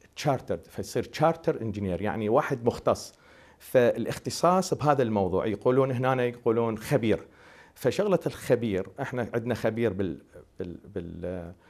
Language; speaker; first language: Arabic; native; Arabic